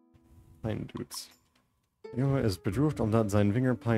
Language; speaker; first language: Dutch; non-native, learner; English